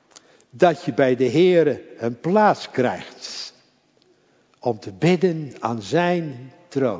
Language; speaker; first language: Dutch; native; Dutch